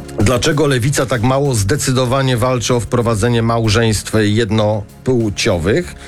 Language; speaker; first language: Polish; native; Polish